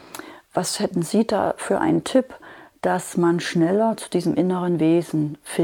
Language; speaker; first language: German; native; German